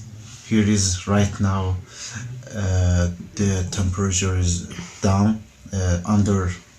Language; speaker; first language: English; non-native, learner; Persian